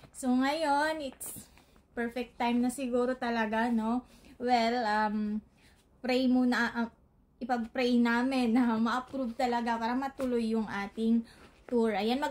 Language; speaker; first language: Filipino; native; Filipino